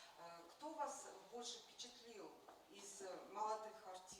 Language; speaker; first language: Russian; native; Russian